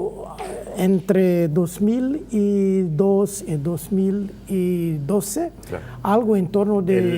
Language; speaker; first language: Spanish; non-native, fluent; Portuguese